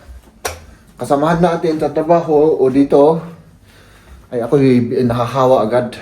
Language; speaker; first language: Filipino; native; Filipino